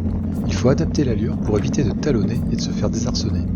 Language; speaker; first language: French; native; French